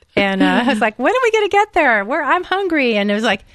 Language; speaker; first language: English; native; English